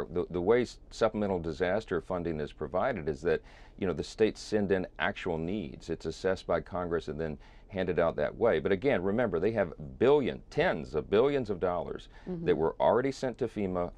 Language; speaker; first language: English; native; English